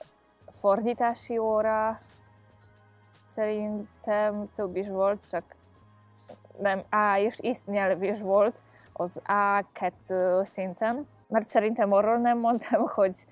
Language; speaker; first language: Hungarian; non-native, fluent; Polish